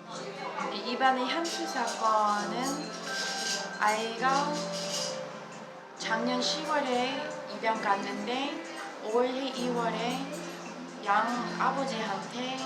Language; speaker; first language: Korean; non-native, fluent; English